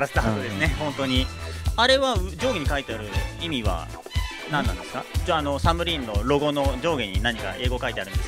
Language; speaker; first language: Japanese; native; Japanese